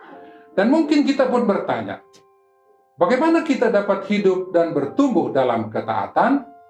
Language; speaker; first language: Malay; native; Malay